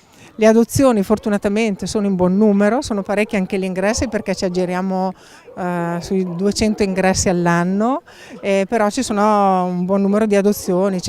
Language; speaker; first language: Italian; native; Italian